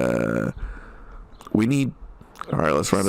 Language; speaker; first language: English; native; English